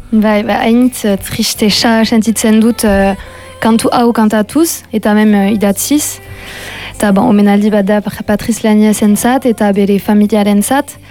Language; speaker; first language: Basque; non-native, local second language; French